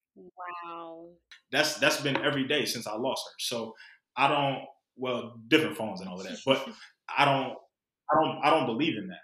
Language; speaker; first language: English; native; English